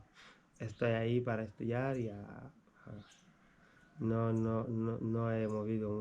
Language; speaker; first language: Spanish; non-native, fluent; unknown